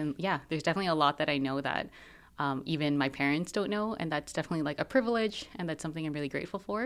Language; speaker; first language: English; native; English